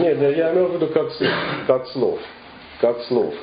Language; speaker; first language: Russian; non-native, fluent; English